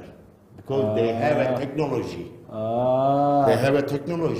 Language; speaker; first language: English; non-native, learner; Turkish